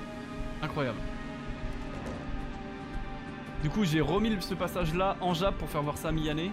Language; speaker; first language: French; native; French